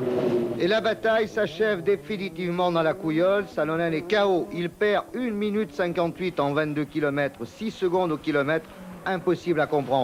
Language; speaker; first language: French; native; French